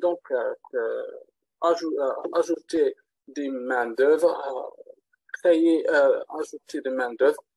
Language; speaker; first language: French; non-native, learner; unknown